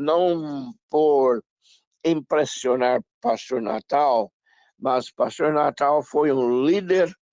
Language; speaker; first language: Portuguese; non-native, fluent; English